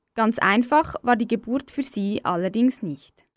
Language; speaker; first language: German; native; German